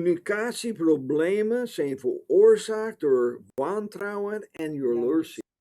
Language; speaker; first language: Dutch; non-native, fluent; English